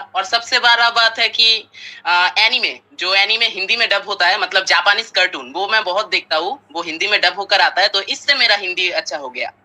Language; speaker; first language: Hindi; non-native, fluent; Bangla